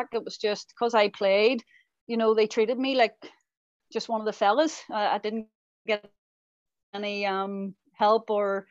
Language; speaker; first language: English; native; English